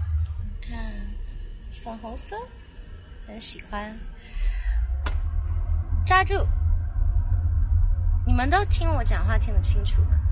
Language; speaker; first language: Chinese; non-native, local second language; Cantonese